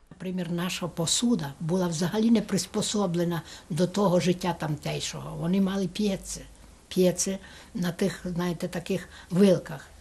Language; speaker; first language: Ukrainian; native; Ukrainian